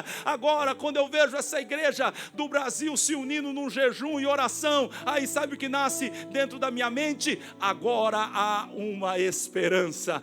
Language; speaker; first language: Portuguese; native; Portuguese